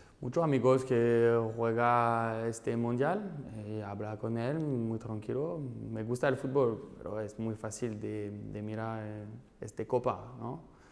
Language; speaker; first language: Spanish; non-native, learner; French